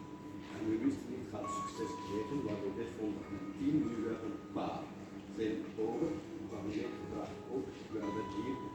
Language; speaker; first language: Dutch; non-native, learner; Kurdish